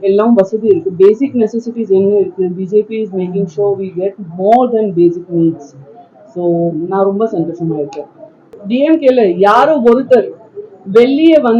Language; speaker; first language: Tamil; non-native, learner; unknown